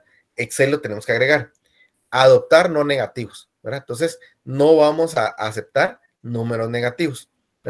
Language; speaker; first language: Spanish; native; Spanish